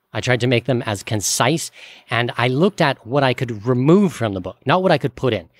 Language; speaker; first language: English; native; English